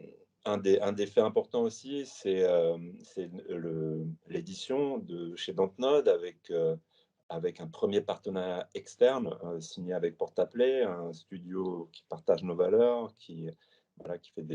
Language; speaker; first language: French; native; French